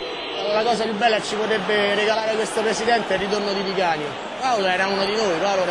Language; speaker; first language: Italian; native; Italian